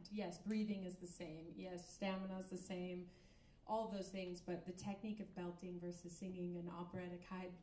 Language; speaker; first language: English; native; English